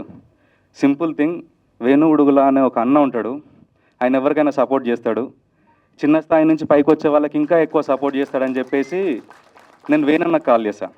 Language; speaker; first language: Telugu; native; Telugu